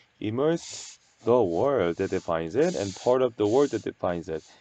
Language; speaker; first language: English; non-native, fluent; Korean